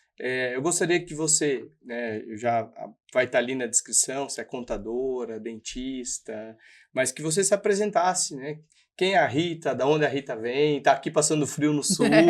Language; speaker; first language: Portuguese; native; Portuguese